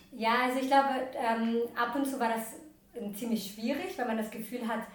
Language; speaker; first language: German; early bilingual, other home language; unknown